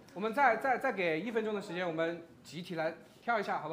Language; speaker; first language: Chinese; native; Chinese